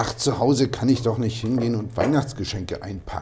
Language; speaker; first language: German; native; German